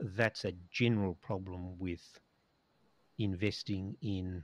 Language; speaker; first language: English; native; English